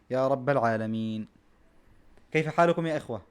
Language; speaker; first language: Arabic; non-native, fluent; Bangla